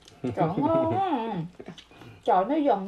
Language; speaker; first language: Korean; non-native, learner; Vietnamese